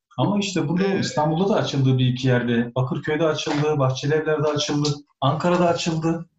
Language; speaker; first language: Turkish; early bilingual, heritage; Turkish